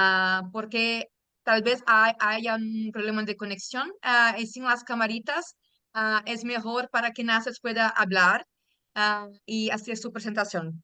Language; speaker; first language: Spanish; non-native, fluent; Portuguese